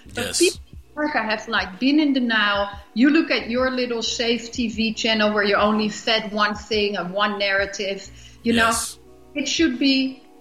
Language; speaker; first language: English; non-native, fluent; Dutch